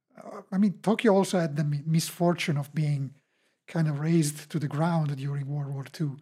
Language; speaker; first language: English; non-native, fluent; Italian